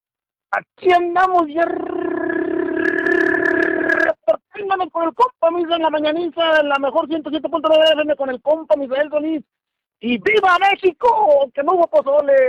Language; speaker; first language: Spanish; native; Spanish